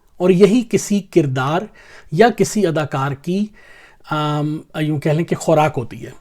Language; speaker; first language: Urdu; non-native, local second language; Punjabi